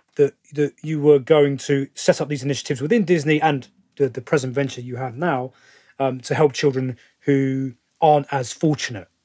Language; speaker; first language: English; native; English